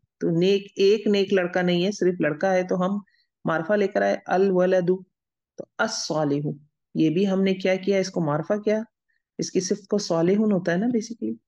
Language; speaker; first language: Urdu; native; Urdu